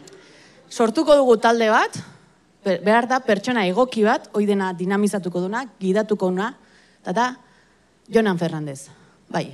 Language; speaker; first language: Basque; native; Basque